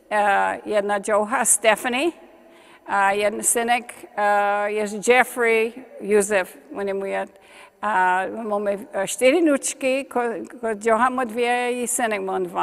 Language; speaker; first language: Polish; early bilingual, heritage; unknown